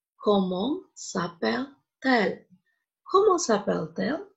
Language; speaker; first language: French; non-native, fluent; Indonesian